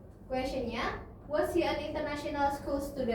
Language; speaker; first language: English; non-native, learner; Indonesian